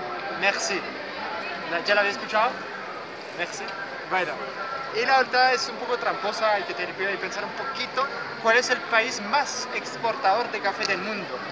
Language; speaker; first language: Spanish; non-native, fluent; French